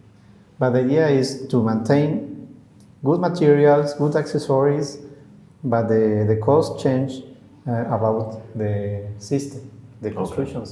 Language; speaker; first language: English; non-native, learner; Spanish